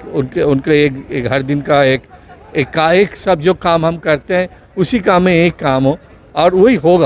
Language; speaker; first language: Hindi; non-native, local second language; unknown